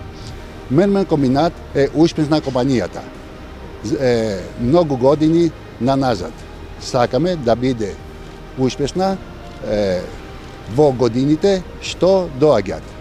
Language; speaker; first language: Macedonian; non-native, learner; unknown